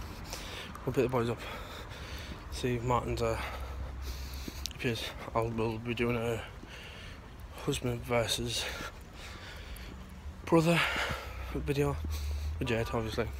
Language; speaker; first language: English; native; English